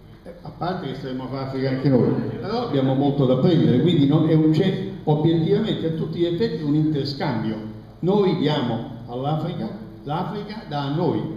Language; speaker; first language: Italian; native; Italian